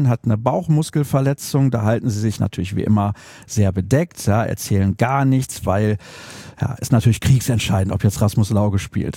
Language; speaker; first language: German; native; German